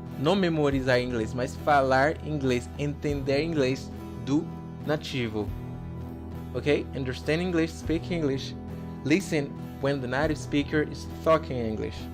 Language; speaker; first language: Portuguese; non-native, fluent; English